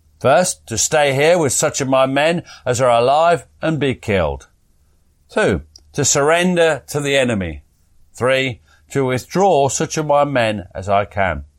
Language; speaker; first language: English; native; English